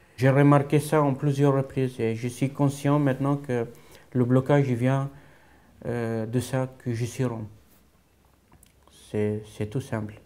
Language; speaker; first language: French; non-native, fluent; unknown